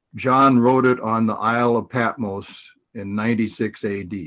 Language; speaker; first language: English; native; English